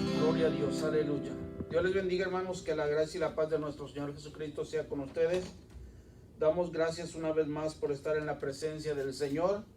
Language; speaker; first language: Spanish; native; Spanish